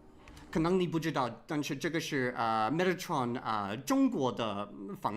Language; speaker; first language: Chinese; non-native, fluent; English